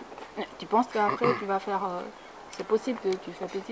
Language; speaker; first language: French; non-native, fluent; Chinese